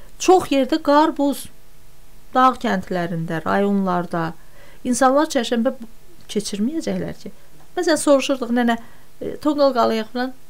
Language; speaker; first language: Azerbaijani; non-native, local second language; Talysh